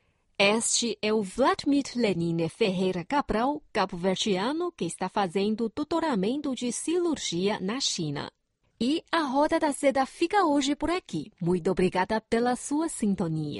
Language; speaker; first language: Portuguese; non-native, fluent; Chinese